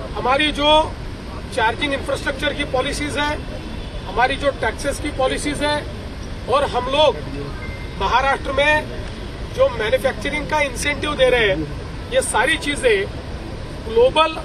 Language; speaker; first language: Hindi; non-native, local second language; Marathi